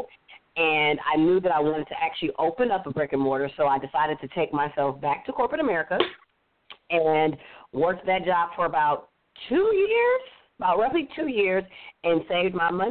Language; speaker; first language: English; native; English